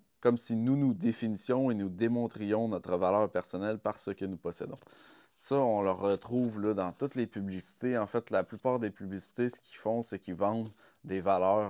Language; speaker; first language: French; native; French